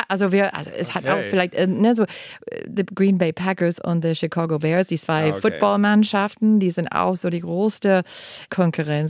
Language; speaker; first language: German; non-native, fluent; English